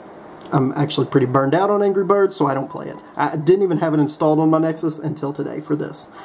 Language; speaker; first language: English; native; English